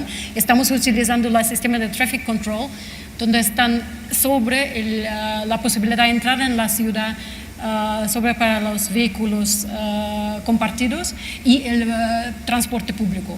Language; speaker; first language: Spanish; non-native, fluent; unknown